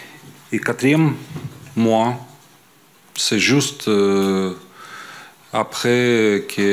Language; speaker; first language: French; non-native, fluent; Ukrainian